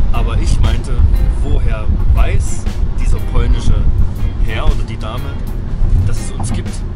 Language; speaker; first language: German; native; German